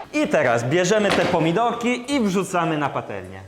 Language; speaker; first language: Polish; early bilingual, heritage; Italian